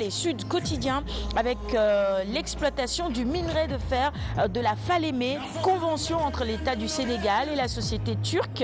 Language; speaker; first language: French; non-native, local second language; Wolof